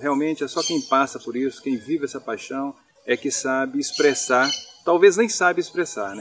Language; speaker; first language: Portuguese; native; Portuguese